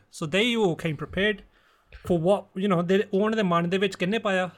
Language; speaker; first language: Punjabi; early bilingual, heritage; Punjabi